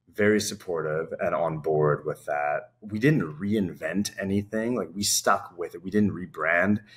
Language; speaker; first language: English; native; English